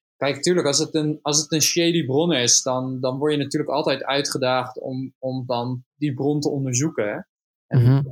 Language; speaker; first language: Dutch; native; Dutch